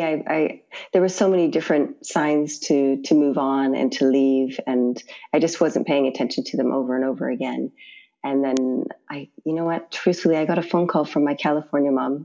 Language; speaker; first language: English; native; English